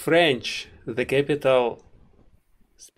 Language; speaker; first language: English; non-native, learner; Russian